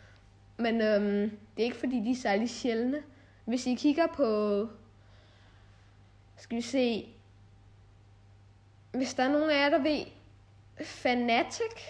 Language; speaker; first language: Danish; native; Danish